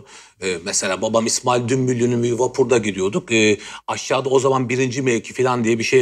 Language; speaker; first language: Turkish; native; Turkish